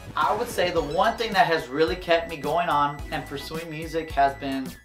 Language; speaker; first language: English; native; English